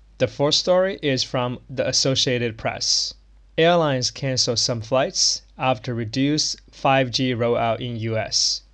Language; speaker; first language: English; non-native, fluent; Chinese